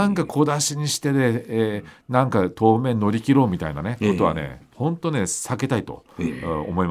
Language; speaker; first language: Japanese; native; Japanese